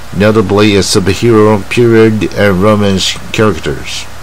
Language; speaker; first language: English; non-native, fluent; Chinese